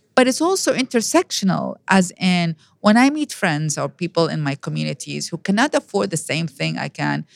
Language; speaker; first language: English; non-native, fluent; Arabic